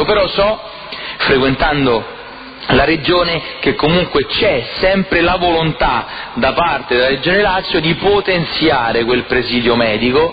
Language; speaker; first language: Italian; native; Italian